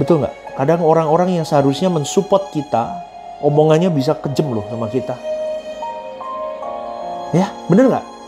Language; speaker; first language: Indonesian; native; Indonesian